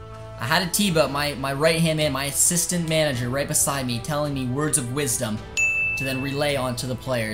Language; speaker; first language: English; native; English